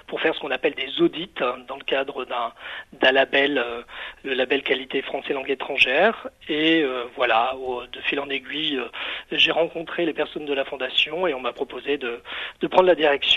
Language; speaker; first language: French; native; French